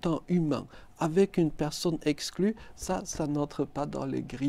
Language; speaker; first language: French; native; French